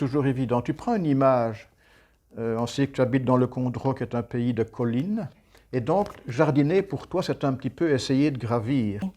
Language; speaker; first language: French; native; French